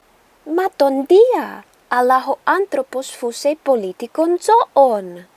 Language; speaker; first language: Greek; non-native, learner; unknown